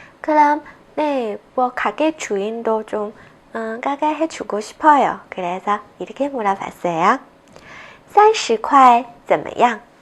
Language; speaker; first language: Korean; non-native, fluent; Chinese